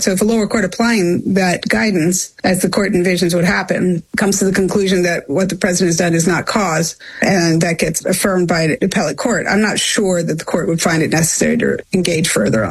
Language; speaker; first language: English; native; English